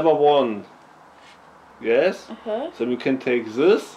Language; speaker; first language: English; non-native, learner; German